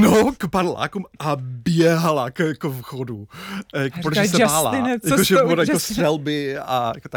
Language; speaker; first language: Czech; non-native, fluent; English